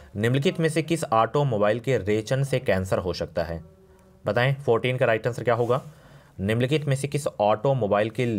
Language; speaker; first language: Hindi; native; Hindi